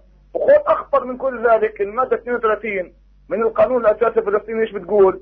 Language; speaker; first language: Arabic; native; Arabic